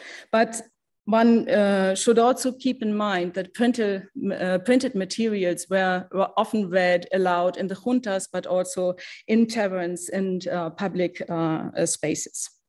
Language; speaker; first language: English; non-native, fluent; German